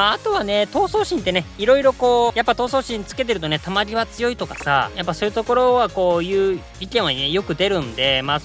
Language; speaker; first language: Japanese; native; Japanese